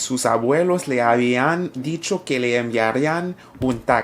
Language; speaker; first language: Spanish; non-native, learner; French